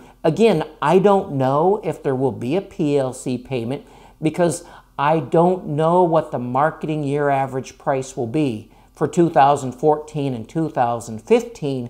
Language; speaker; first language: English; native; English